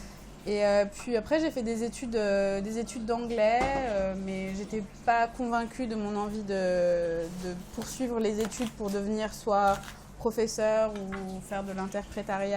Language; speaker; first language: French; early bilingual, other home language; Persian